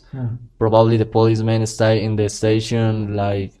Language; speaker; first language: English; non-native, learner; Spanish